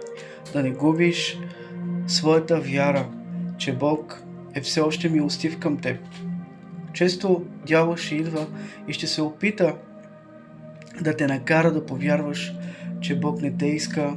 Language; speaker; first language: Bulgarian; native; Bulgarian